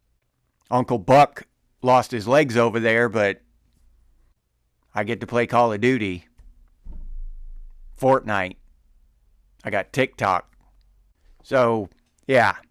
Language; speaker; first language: English; native; English